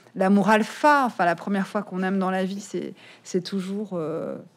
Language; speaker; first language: French; native; French